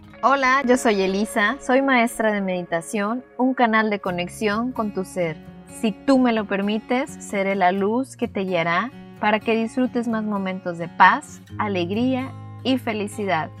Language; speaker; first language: Spanish; native; Spanish